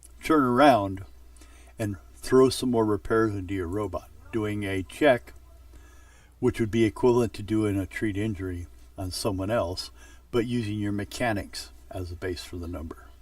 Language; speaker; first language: English; native; English